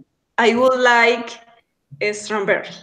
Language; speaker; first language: English; non-native, learner; Spanish